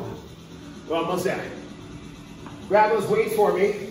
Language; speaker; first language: English; native; English